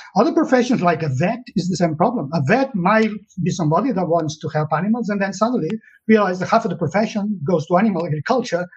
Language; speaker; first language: English; non-native, fluent; Spanish